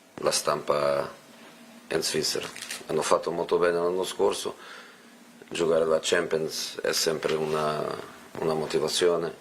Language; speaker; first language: Italian; non-native, fluent; Portuguese